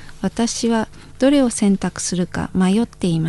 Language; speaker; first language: Japanese; non-native, learner; Indonesian